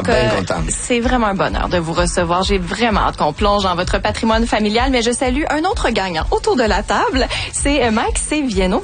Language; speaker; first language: French; native; French